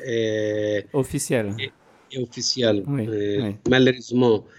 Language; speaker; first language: French; non-native, learner; Arabic